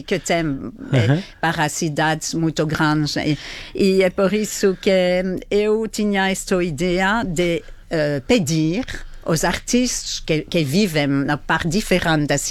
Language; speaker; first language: Portuguese; non-native, fluent; French